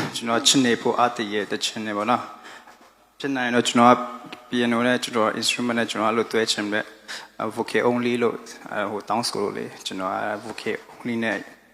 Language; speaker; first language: Burmese; non-native, local second language; Kachin